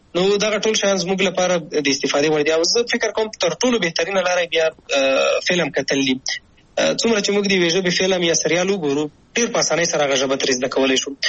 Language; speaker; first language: Pashto; native; Pashto